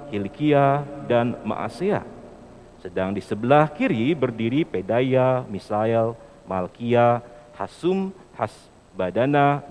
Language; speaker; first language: Indonesian; native; Indonesian